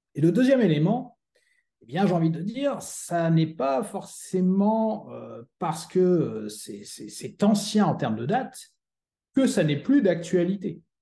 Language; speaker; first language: French; native; French